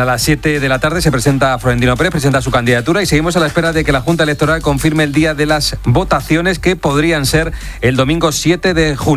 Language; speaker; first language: Spanish; native; Spanish